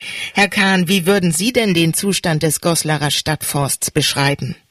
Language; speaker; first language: German; native; German